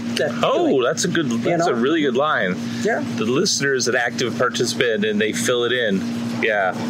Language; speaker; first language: English; native; English